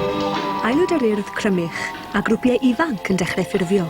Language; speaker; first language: Welsh; native; Welsh